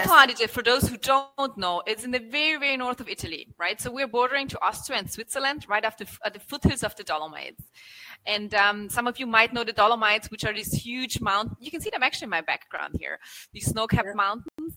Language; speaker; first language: English; non-native, fluent; German